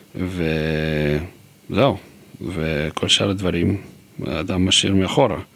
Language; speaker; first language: Hebrew; non-native, fluent; Russian